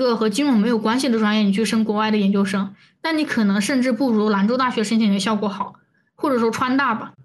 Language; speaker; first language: Chinese; native; Chinese